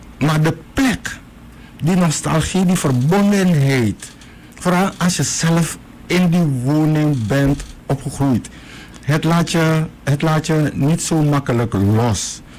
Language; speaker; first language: Dutch; native; Dutch